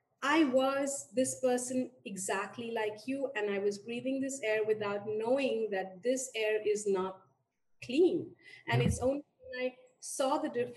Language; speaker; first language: English; non-native, local second language; Hindi